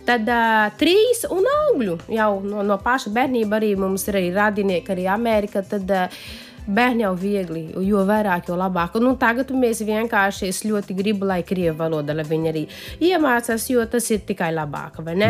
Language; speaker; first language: Latvian; non-native, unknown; Portuguese